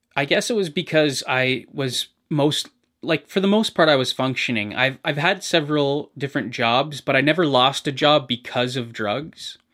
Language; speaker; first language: English; native; English